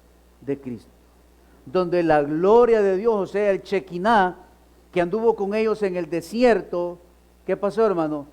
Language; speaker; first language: Spanish; native; Spanish